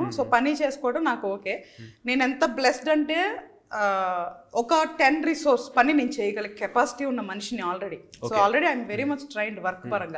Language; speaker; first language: Telugu; native; Telugu